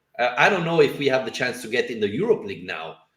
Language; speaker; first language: English; non-native, fluent; Italian